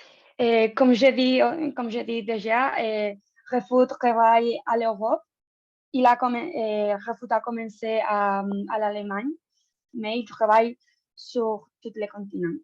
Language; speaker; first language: French; non-native, learner; Spanish